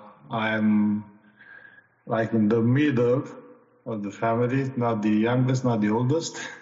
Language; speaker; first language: English; non-native, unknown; Romanian